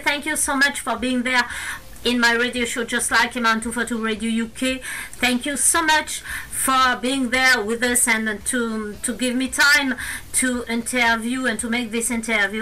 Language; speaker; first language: English; non-native, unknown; French